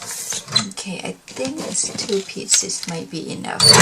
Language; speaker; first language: English; non-native, learner; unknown